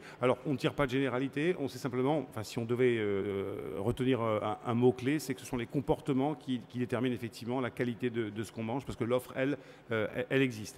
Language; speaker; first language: French; native; French